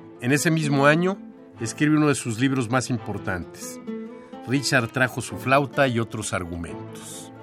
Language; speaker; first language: Spanish; native; Spanish